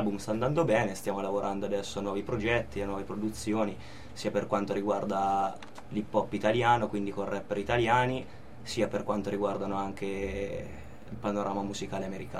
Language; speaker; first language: Italian; native; Italian